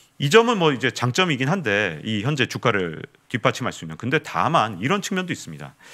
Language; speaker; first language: Korean; native; Korean